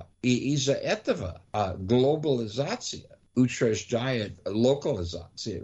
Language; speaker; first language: Russian; non-native, learner; English